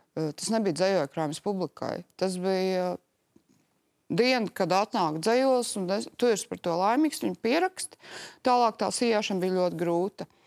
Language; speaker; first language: Latvian; native; Latvian